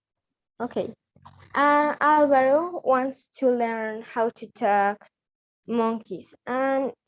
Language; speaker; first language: English; non-native, learner; Spanish